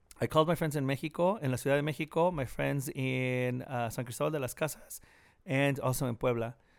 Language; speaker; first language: English; early bilingual, other home language; Spanish